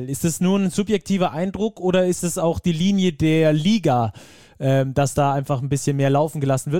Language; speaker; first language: German; native; German